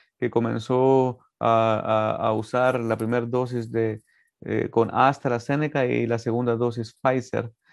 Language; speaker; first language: Spanish; native; Spanish